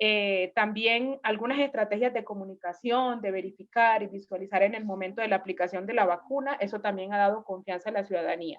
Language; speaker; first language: Spanish; native; Spanish